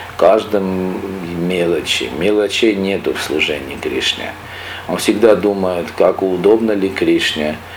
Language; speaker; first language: Russian; non-native, local second language; Armenian